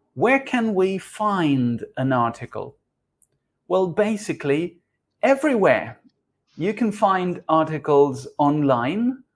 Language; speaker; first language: English; non-native, fluent; Spanish